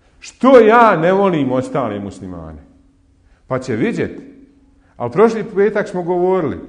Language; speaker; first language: Bosnian; native; Bosnian